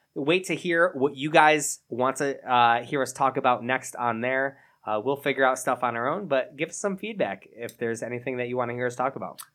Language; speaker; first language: English; native; English